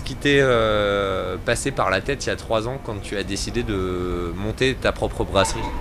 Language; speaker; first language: French; native; French